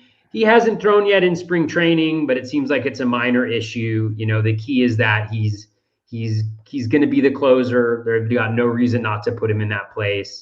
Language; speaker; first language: English; native; English